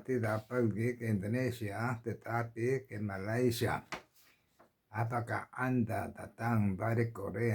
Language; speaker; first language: Indonesian; non-native, learner; Korean